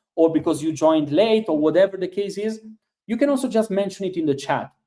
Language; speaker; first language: English; non-native, fluent; Italian